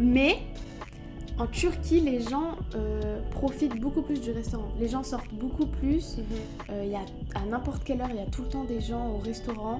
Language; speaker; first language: French; native; French